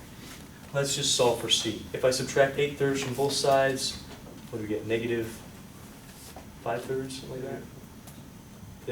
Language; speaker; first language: English; native; English